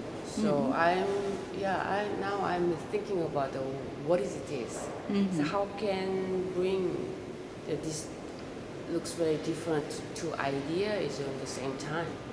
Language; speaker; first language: English; non-native, learner; Korean